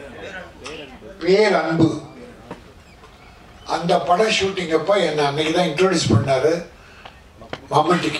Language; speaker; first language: Tamil; native; Tamil